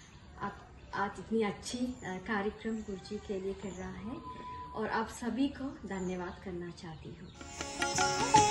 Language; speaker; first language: Hindi; non-native, learner; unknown